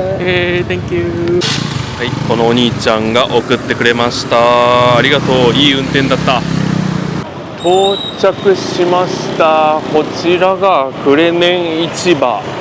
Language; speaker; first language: Japanese; native; Japanese